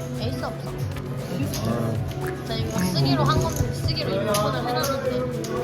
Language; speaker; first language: Korean; native; Korean